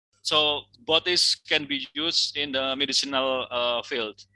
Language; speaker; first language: English; non-native, fluent; Indonesian